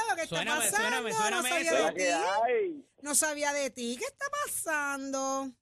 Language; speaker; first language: Spanish; native; Spanish